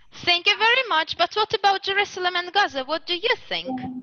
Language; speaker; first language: English; non-native, fluent; Russian